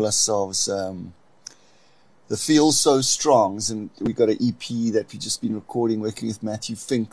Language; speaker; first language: English; native; English